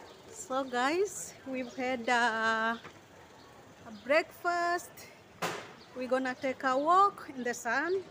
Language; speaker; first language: English; non-native, learner; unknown